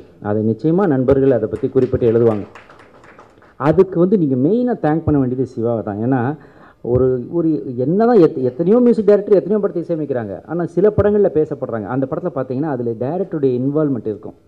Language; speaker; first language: Tamil; native; Tamil